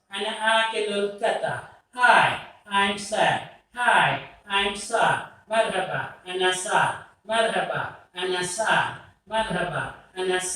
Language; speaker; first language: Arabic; non-native, learner; Urdu